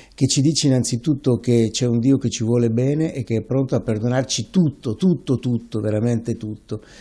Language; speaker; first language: Italian; native; Italian